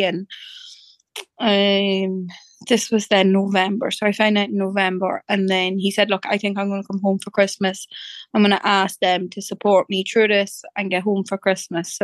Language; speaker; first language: English; native; English